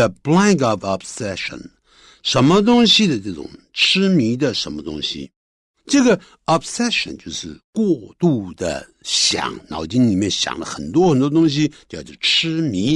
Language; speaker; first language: Chinese; native; Chinese